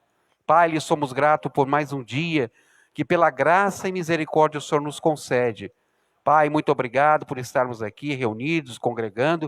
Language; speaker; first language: Portuguese; native; Portuguese